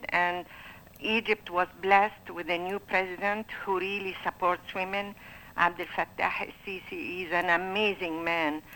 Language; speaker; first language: English; non-native, fluent; Arabic